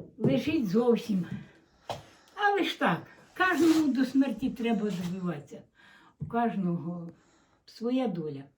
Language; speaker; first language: Ukrainian; native; Ukrainian